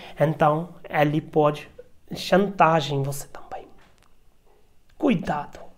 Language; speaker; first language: Portuguese; non-native, learner; Hindi